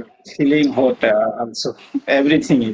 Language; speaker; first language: English; non-native, learner; Maithili